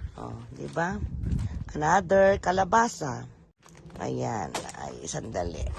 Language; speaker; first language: Filipino; non-native, local second language; Iloko